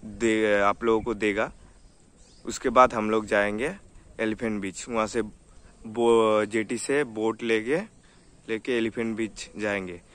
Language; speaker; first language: Hindi; non-native, local second language; Bangla